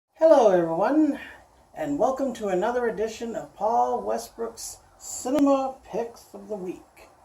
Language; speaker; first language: English; native; English